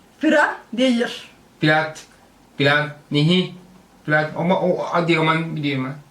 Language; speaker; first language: Turkish; non-native, learner; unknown